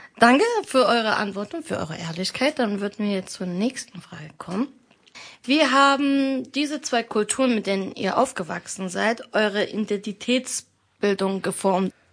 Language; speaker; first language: German; native; German